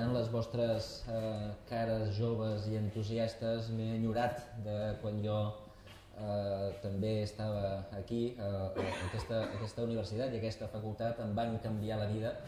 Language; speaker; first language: Catalan; native; Catalan